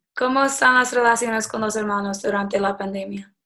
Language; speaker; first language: Spanish; early bilingual, other home language; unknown